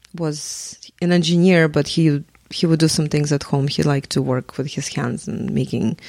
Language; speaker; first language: English; non-native, fluent; Russian